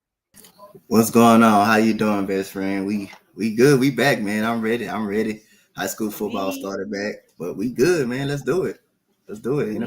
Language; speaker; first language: English; native; English